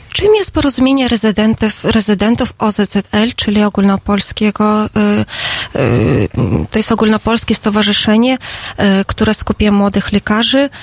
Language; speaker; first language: Polish; non-native, fluent; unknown